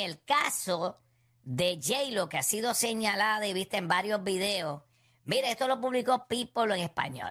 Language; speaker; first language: Spanish; native; Spanish